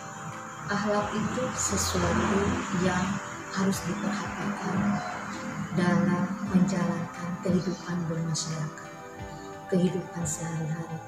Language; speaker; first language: Indonesian; native; Indonesian